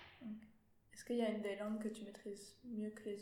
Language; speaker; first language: French; native; French